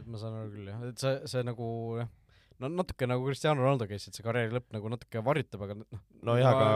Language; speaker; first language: Estonian; native; Estonian